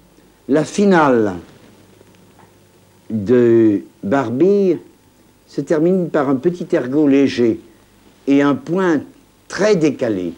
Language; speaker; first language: French; native; French